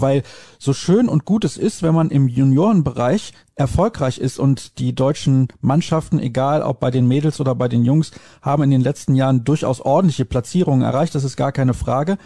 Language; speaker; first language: German; native; German